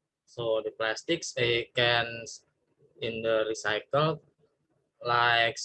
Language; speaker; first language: English; non-native, learner; Indonesian